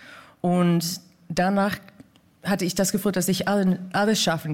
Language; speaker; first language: German; non-native, fluent; English